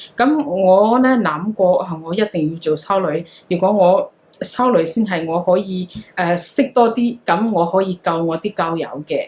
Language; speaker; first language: Cantonese; non-native, fluent; Hakha Chin